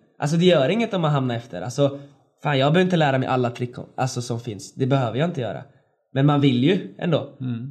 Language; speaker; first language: Swedish; native; Swedish